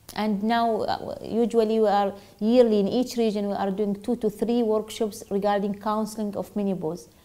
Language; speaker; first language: English; non-native, fluent; Arabic